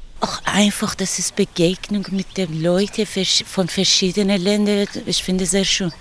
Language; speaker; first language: German; non-native, learner; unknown